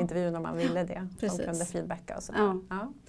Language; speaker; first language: Swedish; native; Swedish